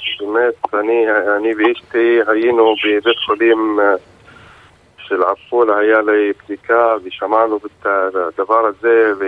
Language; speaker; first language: Hebrew; non-native, local second language; Arabic